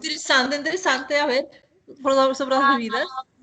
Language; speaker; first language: Spanish; non-native, fluent; Russian